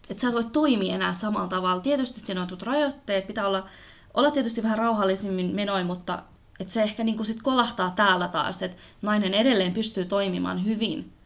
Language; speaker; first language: Finnish; early bilingual, other home language; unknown